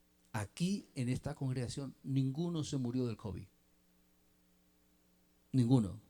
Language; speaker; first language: Spanish; native; Spanish